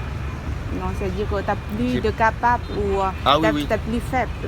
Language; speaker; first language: French; non-native, learner; Vietnamese